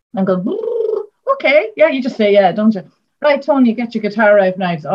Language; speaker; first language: English; native; English